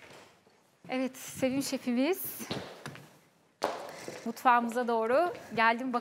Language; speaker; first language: Turkish; native; Turkish